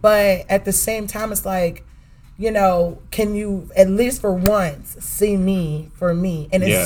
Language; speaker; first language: English; native; English